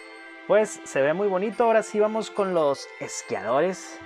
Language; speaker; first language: Spanish; native; Spanish